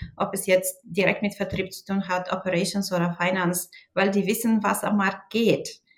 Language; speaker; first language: German; non-native, fluent; Bulgarian